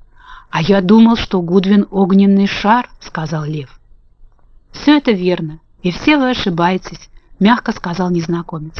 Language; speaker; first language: Russian; native; Russian